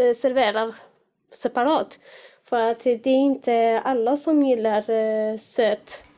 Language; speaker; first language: Swedish; non-native, fluent; Arabic